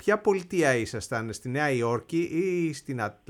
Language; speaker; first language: Greek; native; Greek